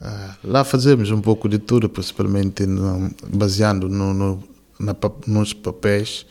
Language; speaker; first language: Portuguese; non-native, local second language; Kabuverdianu